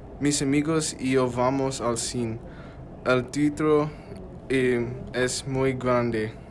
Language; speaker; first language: Spanish; non-native, learner; English